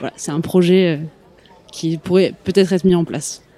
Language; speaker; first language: French; native; French